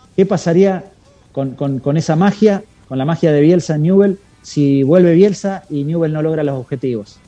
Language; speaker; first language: Spanish; native; Spanish